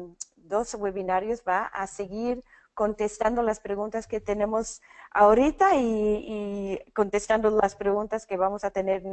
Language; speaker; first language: Spanish; non-native, fluent; English